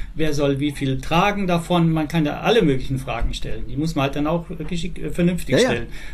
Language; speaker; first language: German; native; German